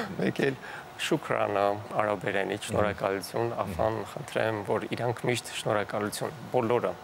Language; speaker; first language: Armenian; native; Armenian